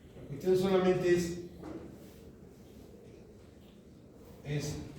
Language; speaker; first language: Spanish; native; Spanish